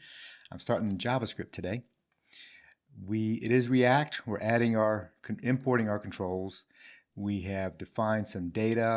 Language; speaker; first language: English; native; English